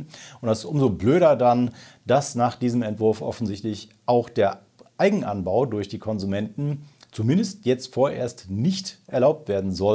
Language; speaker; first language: German; native; German